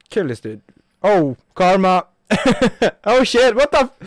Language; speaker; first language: English; non-native, fluent; Norwegian